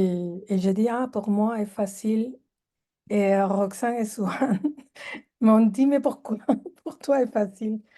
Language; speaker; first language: French; non-native, fluent; Spanish